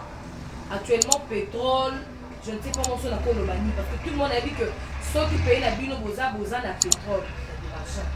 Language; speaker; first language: French; non-native, local second language; Lingala